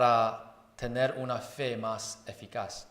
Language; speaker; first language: Spanish; non-native, fluent; Chinese